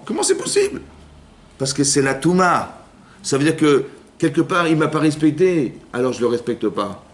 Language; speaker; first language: French; native; French